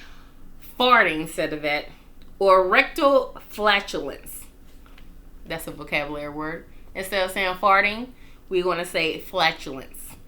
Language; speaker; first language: English; native; English